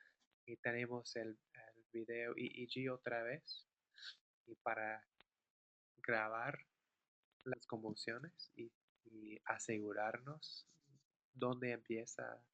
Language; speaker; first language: Spanish; non-native, fluent; English